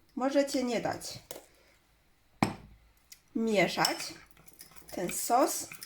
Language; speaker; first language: Polish; non-native, learner; Chinese